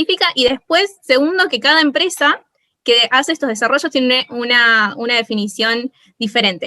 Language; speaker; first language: Spanish; native; Spanish